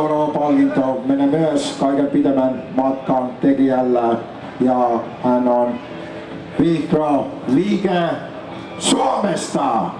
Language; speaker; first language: Finnish; non-native, fluent; Estonian